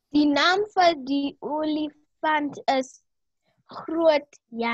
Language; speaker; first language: Afrikaans; non-native, local second language; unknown